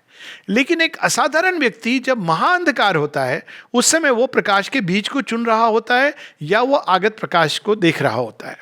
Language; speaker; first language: Hindi; native; Hindi